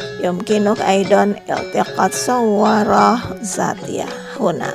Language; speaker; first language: Arabic; non-native, fluent; Indonesian